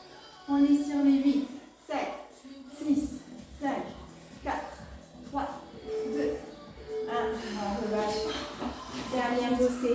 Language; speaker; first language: French; native; French